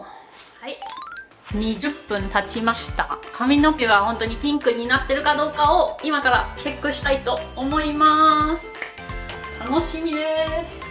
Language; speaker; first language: Japanese; non-native, fluent; German